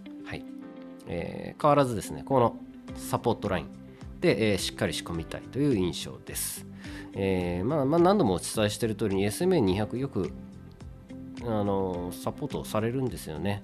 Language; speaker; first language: Japanese; native; Japanese